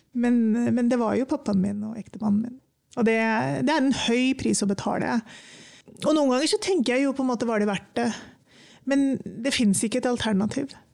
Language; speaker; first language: Norwegian; early bilingual, other home language; Urdu